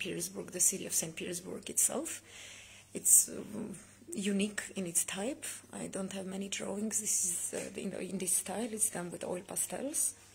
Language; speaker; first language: English; non-native, fluent; Armenian